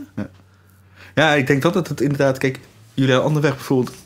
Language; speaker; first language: Dutch; native; Dutch